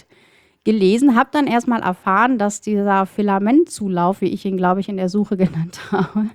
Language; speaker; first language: German; native; German